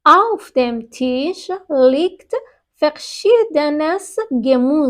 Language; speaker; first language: German; non-native, fluent; Persian